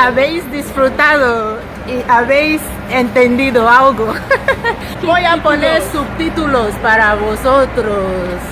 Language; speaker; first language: Spanish; non-native, fluent; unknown